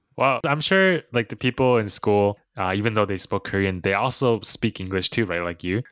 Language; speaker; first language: English; early bilingual, other home language; Chinese